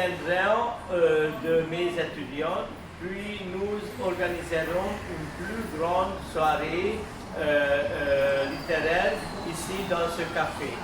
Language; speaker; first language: French; non-native, learner; Hungarian